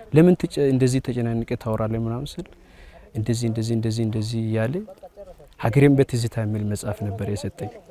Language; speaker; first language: Amharic; early bilingual, heritage; Amharic